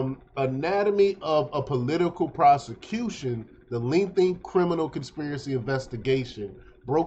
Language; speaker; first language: English; native; English